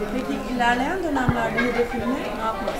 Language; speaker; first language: Turkish; native; Turkish